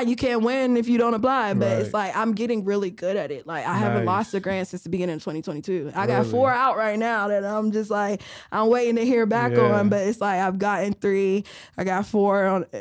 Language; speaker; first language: English; native; English